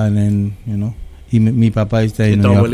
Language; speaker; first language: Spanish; early bilingual, heritage; English